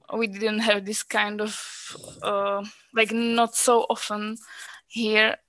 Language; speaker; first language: English; non-native, fluent; Slovak